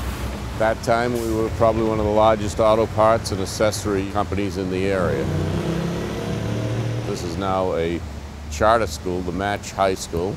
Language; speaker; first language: English; native; English